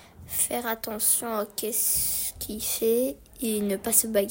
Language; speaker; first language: French; early bilingual, other home language; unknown